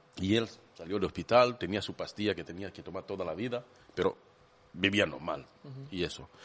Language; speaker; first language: Spanish; non-native, fluent; Swahili